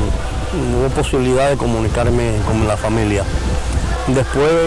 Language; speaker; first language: Spanish; native; Spanish